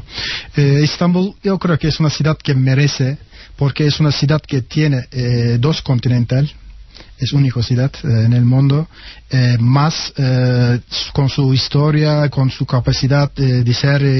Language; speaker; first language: Spanish; non-native, fluent; Turkish